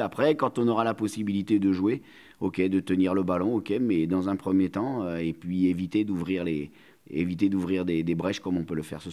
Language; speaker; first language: French; native; French